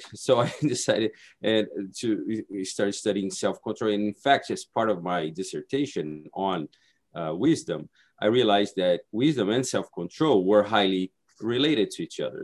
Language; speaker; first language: English; non-native, fluent; Portuguese